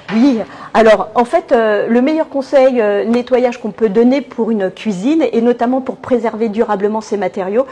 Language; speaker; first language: French; native; French